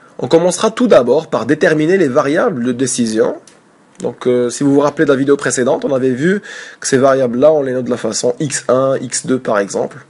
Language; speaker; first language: French; non-native, local second language; Arabic